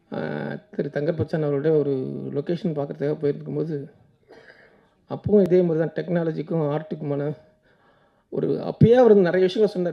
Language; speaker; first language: Tamil; native; Tamil